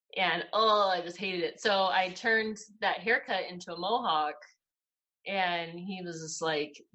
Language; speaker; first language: English; native; English